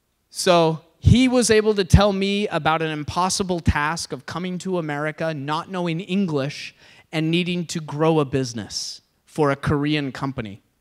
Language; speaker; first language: English; native; English